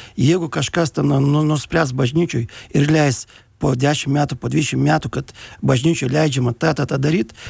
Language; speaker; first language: Lithuanian; non-native, local second language; Russian